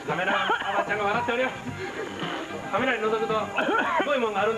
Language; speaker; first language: Japanese; native; Japanese